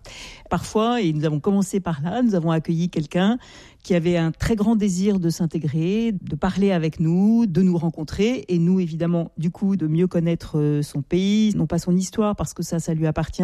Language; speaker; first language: French; native; French